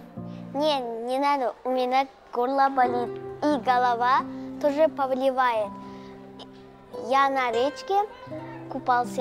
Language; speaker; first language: Russian; non-native, local second language; Kazakh